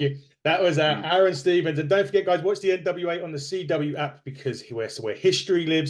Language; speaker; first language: English; native; English